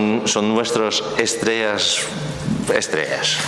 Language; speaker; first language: Spanish; non-native, learner; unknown